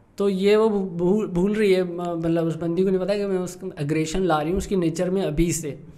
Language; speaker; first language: Urdu; native; Urdu